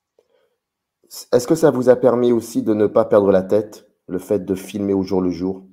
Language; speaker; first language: French; native; French